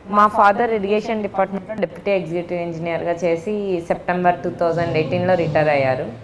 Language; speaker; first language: Telugu; native; Telugu